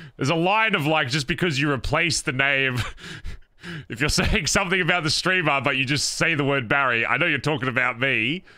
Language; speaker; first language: English; native; English